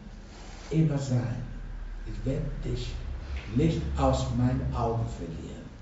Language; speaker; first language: German; non-native, fluent; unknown